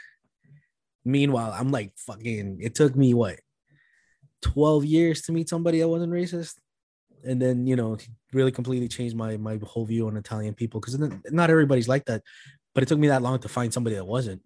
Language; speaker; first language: English; early bilingual, other home language; Spanish